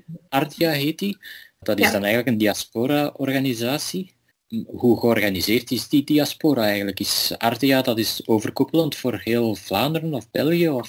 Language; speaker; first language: Dutch; native; Dutch